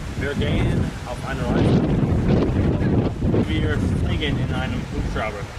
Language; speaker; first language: German; non-native, learner; English